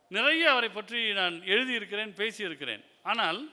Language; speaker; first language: Tamil; native; Tamil